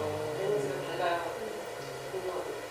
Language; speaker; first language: Korean; native; Korean